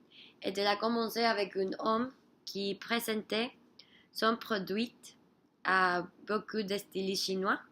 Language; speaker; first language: French; non-native, learner; Spanish